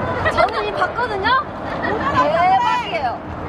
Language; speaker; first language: Korean; native; Korean